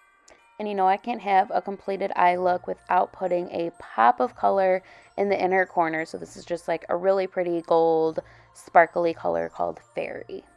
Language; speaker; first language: English; native; English